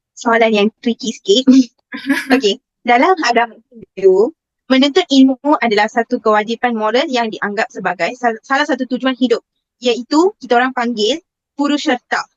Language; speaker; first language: Malay; non-native, local second language; Tamil